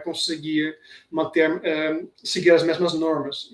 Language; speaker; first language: Portuguese; non-native, fluent; Dutch